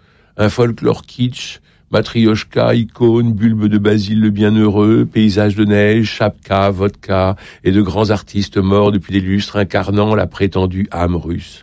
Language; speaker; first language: French; native; French